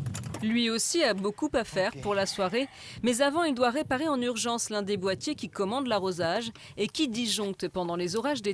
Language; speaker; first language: French; native; French